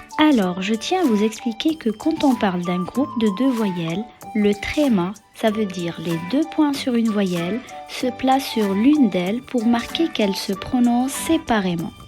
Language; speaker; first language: French; non-native, local second language; Arabic